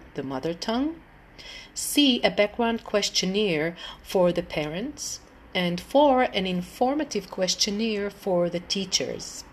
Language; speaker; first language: English; non-native, fluent; Hebrew